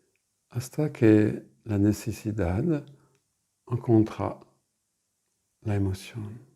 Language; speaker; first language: Spanish; non-native, fluent; French